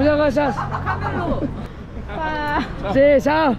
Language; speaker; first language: Spanish; non-native, learner; Korean